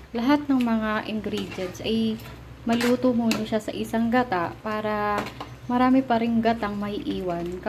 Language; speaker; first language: Filipino; non-native, local second language; Bikol